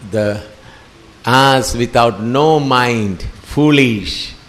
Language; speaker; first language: English; non-native, local second language; Malayalam